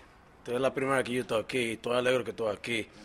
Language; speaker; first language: Spanish; early bilingual, heritage; Spanish